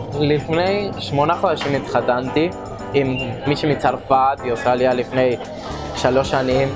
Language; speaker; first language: Hebrew; non-native, learner; Spanish